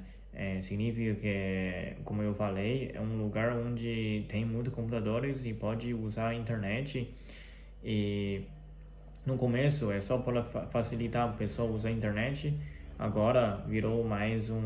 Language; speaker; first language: Portuguese; non-native, fluent; Chinese